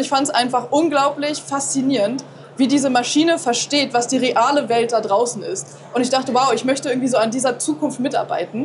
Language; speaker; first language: German; native; German